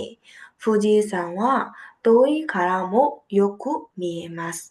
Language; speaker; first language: Japanese; non-native, fluent; Burmese